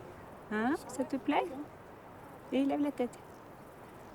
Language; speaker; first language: French; native; French